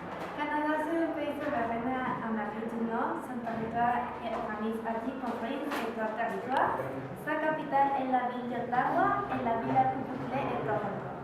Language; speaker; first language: French; non-native, learner; Spanish